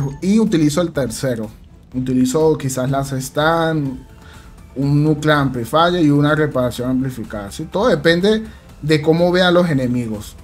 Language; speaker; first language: Spanish; native; Spanish